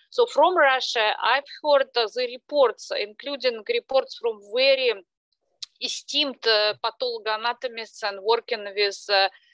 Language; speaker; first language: English; non-native, fluent; Russian